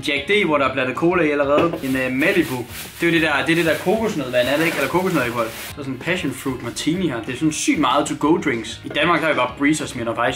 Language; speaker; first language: Danish; native; Danish